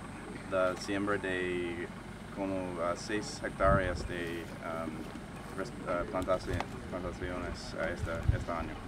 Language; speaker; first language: Spanish; non-native, fluent; English